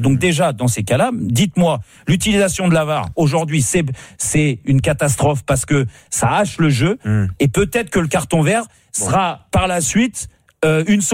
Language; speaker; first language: French; native; French